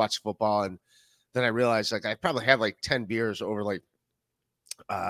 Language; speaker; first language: English; native; English